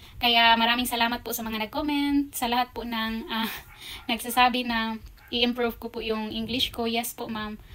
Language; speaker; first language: Filipino; non-native, local second language; Cebuano